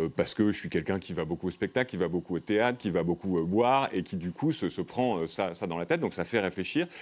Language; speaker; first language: French; native; French